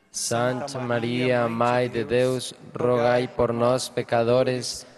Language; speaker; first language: Portuguese; non-native, learner; Spanish